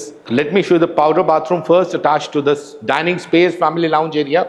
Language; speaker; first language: English; non-native, local second language; Hindi